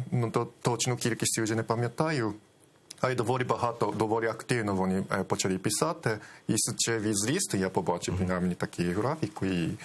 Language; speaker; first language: Ukrainian; non-native, fluent; Japanese